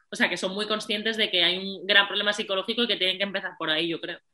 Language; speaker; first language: Spanish; native; Spanish